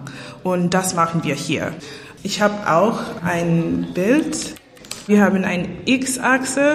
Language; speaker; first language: German; non-native, learner; English